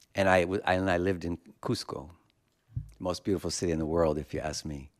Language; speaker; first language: English; native; English